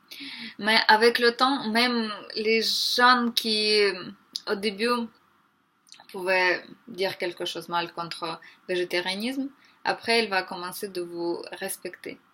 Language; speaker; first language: French; non-native, learner; Ukrainian